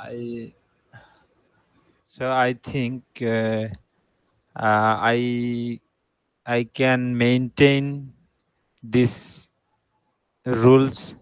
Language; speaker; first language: English; non-native, learner; Bangla